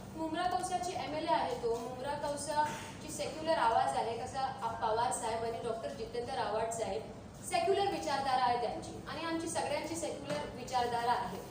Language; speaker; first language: Marathi; non-native, local second language; Urdu